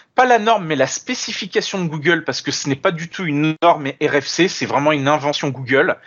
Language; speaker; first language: French; native; French